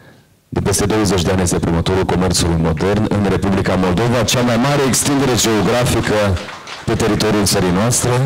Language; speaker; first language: Romanian; native; Romanian